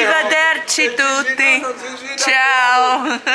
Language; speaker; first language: Italian; non-native, learner; English